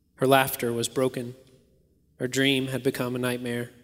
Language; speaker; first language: English; native; English